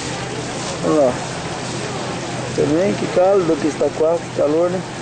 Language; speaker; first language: Portuguese; native; Portuguese